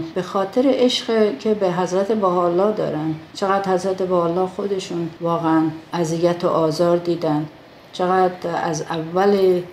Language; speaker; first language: Persian; native; Persian